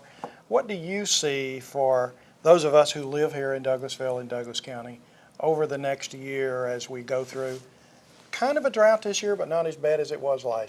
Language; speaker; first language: English; native; English